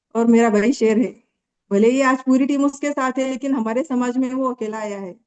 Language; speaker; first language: Hindi; non-native, local second language; Marathi